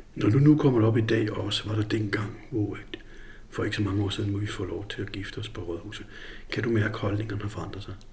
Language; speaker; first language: Danish; native; Danish